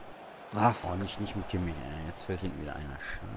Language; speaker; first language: German; native; German